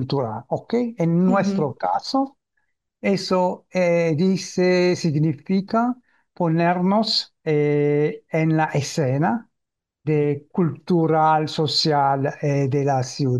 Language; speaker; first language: Spanish; early bilingual, heritage; Ladino